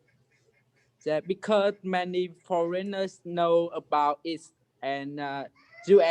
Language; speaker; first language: English; non-native, learner; Vietnamese